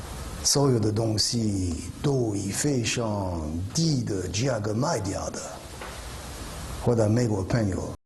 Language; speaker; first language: Chinese; non-native, learner; French